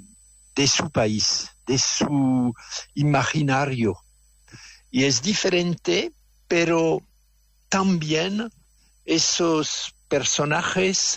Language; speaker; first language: Spanish; non-native, fluent; French